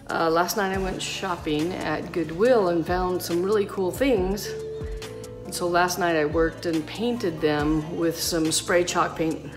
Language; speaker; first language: English; native; English